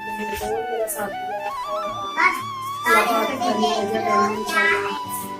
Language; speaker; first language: Hindi; non-native, local second language; Punjabi